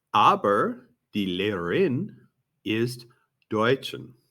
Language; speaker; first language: German; non-native, learner; English